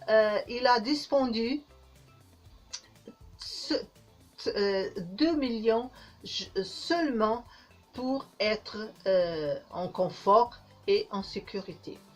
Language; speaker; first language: French; non-native, learner; Portuguese